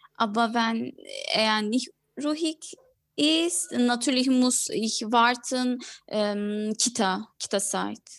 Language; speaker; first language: German; non-native, learner; Turkish